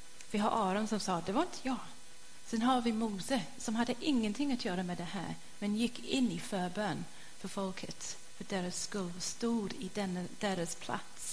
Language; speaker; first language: Swedish; non-native, fluent; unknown